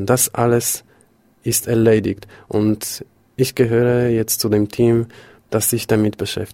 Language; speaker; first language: German; non-native, fluent; Polish